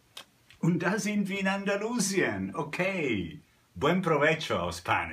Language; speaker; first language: German; non-native, fluent; Italian